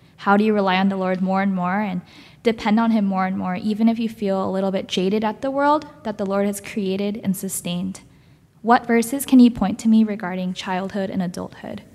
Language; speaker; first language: English; non-native, fluent; Romanian